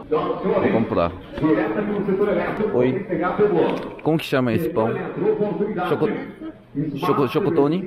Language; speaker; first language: Portuguese; non-native, learner; Korean